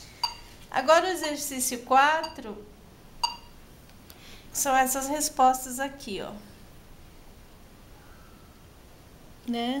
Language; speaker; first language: Portuguese; native; Portuguese